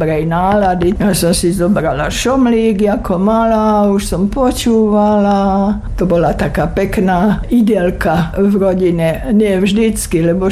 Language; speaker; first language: Slovak; non-native, local second language; German